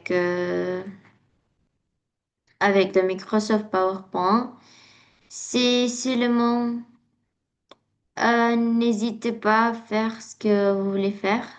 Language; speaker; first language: French; non-native, learner; Indonesian